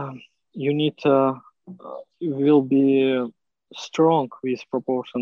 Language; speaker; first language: English; non-native, learner; Russian